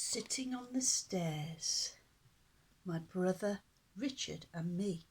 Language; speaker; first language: English; native; English